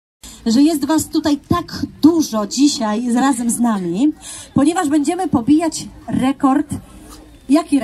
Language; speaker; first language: Polish; native; Polish